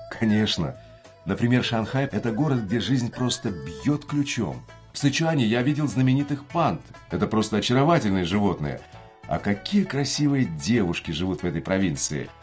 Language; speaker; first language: Russian; native; Russian